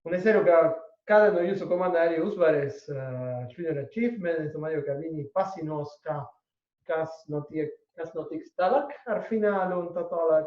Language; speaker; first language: Latvian; non-native, fluent; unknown